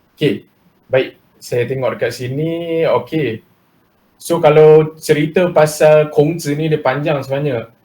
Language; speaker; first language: Malay; non-native, local second language; Chinese